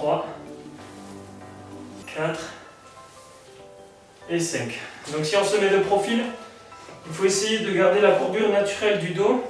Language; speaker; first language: French; native; French